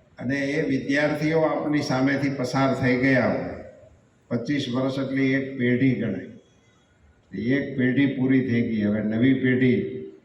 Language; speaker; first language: Gujarati; native; Gujarati